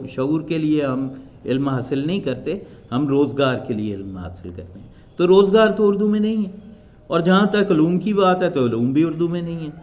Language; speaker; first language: Urdu; non-native, local second language; Punjabi